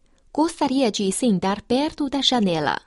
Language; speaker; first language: Portuguese; non-native, fluent; Chinese